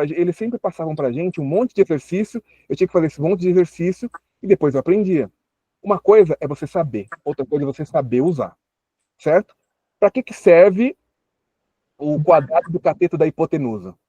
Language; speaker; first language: Portuguese; native; Portuguese